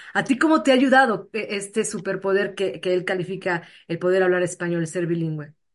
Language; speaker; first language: Spanish; native; Spanish